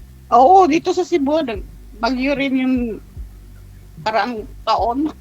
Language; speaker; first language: Filipino; non-native, local second language; Chavacano